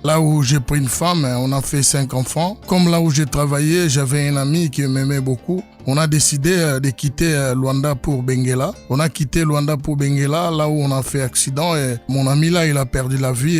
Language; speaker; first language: French; non-native, local second language; Lingala